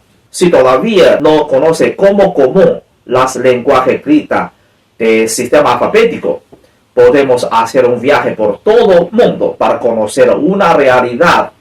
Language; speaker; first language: Spanish; non-native, learner; Chinese